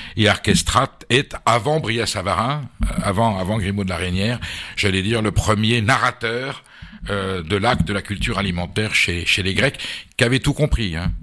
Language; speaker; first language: French; native; French